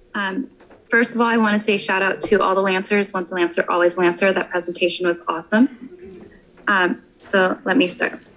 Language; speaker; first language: English; native; English